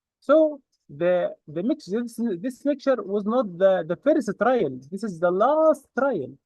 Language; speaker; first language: English; non-native, fluent; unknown